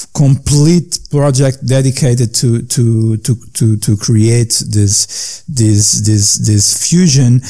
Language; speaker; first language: English; non-native, learner; Portuguese